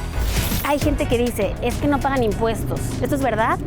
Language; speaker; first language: Spanish; native; Spanish